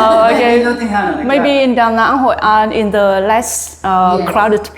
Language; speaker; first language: English; non-native, learner; Vietnamese